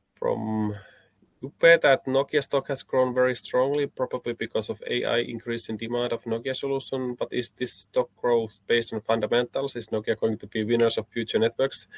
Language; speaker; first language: English; non-native, fluent; Finnish